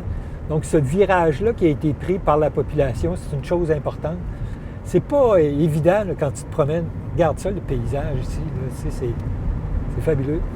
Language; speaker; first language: French; native; French